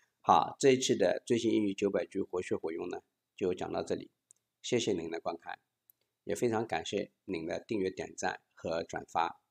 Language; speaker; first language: Chinese; native; Chinese